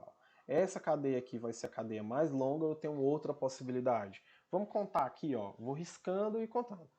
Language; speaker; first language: Portuguese; native; Portuguese